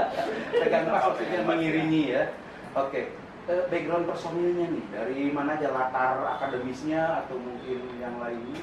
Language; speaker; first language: Indonesian; native; Indonesian